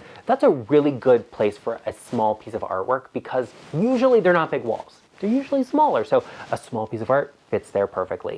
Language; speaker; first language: English; native; English